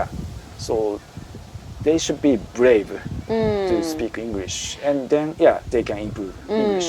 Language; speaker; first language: English; non-native, fluent; Japanese